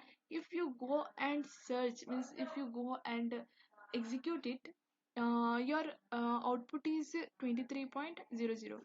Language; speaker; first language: English; non-native, local second language; Hindi